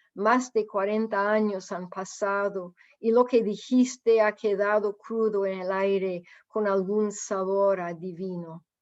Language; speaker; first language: Spanish; non-native, fluent; English